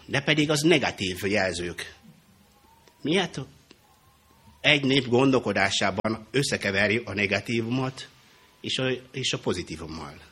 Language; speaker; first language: Hungarian; non-native, fluent; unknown